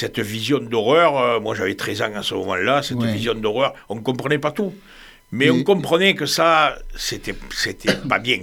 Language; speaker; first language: French; native; French